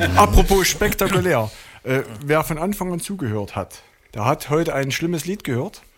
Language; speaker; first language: German; native; German